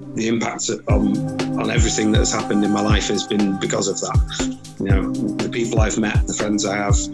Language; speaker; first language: English; native; English